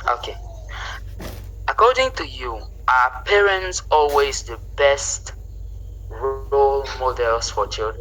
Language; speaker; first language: English; non-native, local second language; French